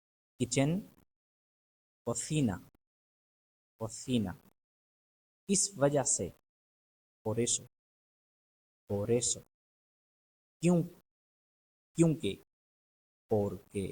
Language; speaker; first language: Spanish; non-native, fluent; Urdu